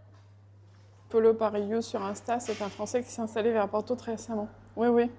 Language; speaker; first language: French; native; French